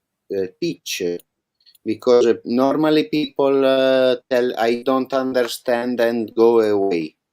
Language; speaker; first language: English; non-native, learner; Italian